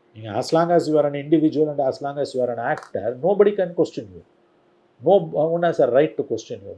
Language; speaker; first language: English; non-native, local second language; Tamil